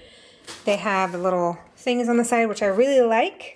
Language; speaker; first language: English; native; English